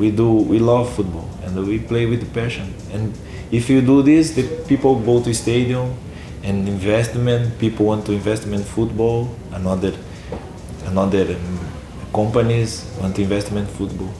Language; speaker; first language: English; non-native, learner; Portuguese